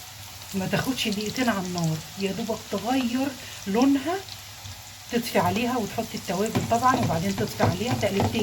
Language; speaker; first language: Arabic; native; Arabic